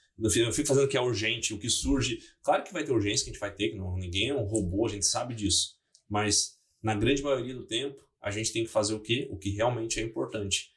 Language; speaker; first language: Portuguese; native; Portuguese